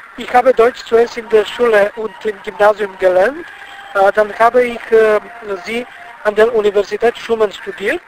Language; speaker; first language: German; non-native, fluent; Bulgarian